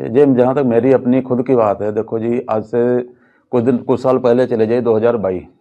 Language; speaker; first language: Hindi; non-native, local second language; Punjabi